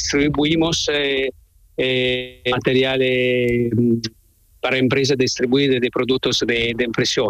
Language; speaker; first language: Spanish; non-native, learner; Italian